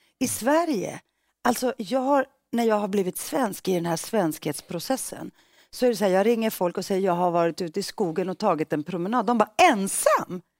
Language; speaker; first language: Swedish; early bilingual, other home language; Greek